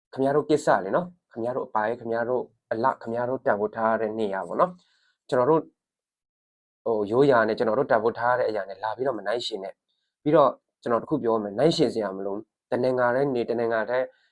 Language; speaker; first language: Burmese; non-native, local second language; S'gaw Karen